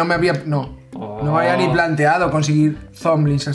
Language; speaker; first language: Spanish; native; Spanish